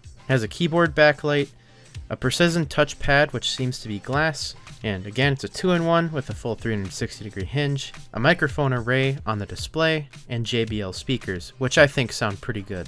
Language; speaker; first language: English; native; English